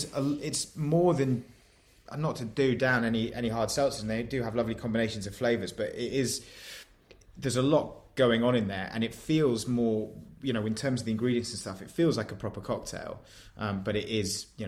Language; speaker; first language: English; native; English